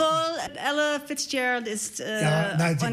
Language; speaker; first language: German; non-native, learner; English